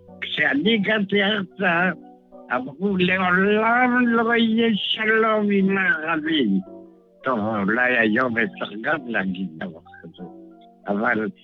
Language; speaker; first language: Hebrew; non-native, fluent; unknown